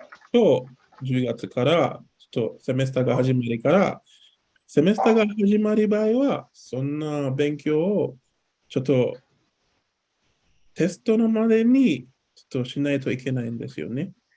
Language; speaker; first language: Japanese; non-native, learner; English